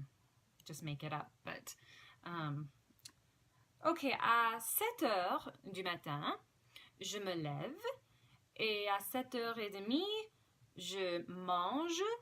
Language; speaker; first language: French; non-native, fluent; English